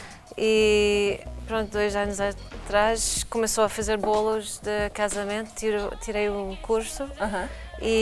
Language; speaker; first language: Portuguese; non-native, fluent; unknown